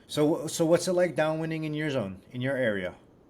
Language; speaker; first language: English; native; English